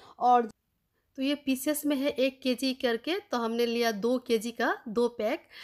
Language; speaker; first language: Hindi; non-native, local second language; Bangla